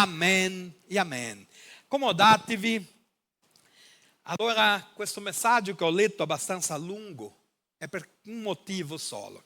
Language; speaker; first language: Italian; non-native, fluent; Portuguese